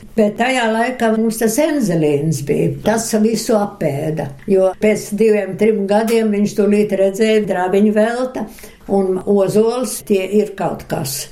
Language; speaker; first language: Latvian; early bilingual, other home language; Russian